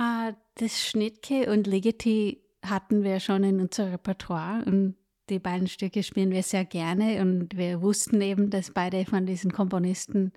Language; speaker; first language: German; non-native, fluent; English